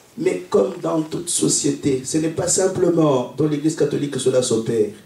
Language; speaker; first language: French; non-native, local second language; Luba-Lulua